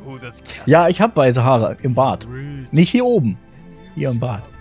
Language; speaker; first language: German; native; German